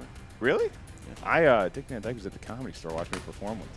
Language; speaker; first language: English; native; English